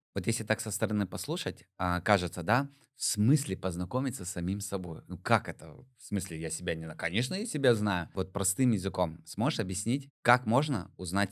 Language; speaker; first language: Russian; native; Russian